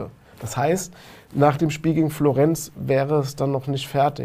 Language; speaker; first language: German; native; German